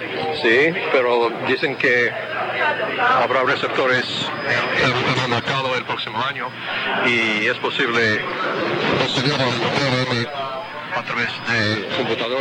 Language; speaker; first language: Spanish; non-native, fluent; English